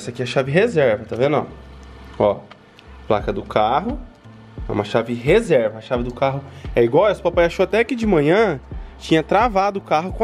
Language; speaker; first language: Portuguese; native; Portuguese